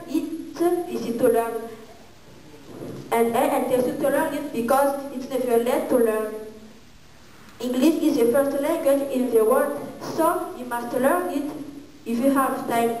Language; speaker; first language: English; non-native, learner; Malagasy